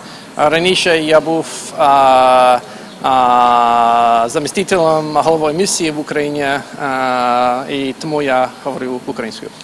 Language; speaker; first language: Ukrainian; non-native, fluent; English